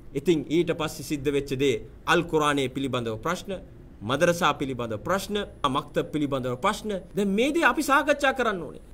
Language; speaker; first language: Sinhala; non-native, local second language; Tamil